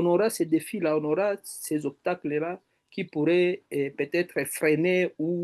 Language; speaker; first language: French; non-native, local second language; Swahili